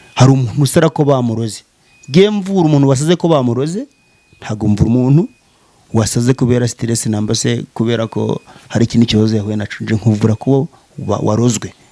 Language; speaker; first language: Kinyarwanda; early bilingual, heritage; Kinyarwanda